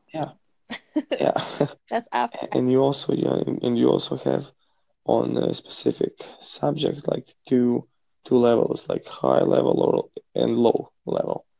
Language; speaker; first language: English; non-native, fluent; Croatian